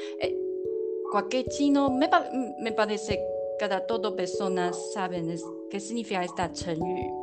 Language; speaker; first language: Spanish; non-native, learner; Chinese